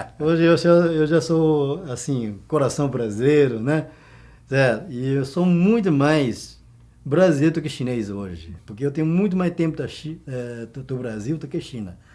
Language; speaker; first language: Portuguese; non-native, fluent; Chinese